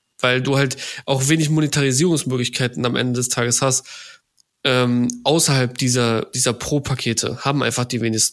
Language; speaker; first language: German; native; German